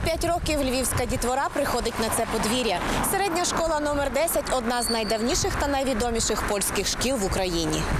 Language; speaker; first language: Ukrainian; native; Ukrainian